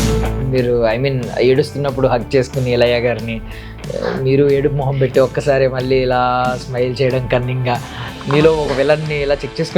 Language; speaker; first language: Telugu; native; Telugu